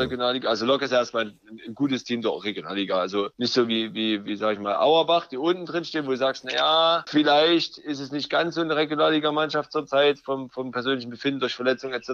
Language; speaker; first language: German; native; German